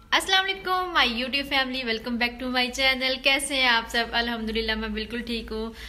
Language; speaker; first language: Urdu; non-native, local second language; Punjabi